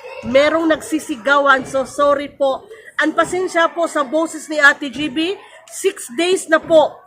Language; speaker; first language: Filipino; native; Filipino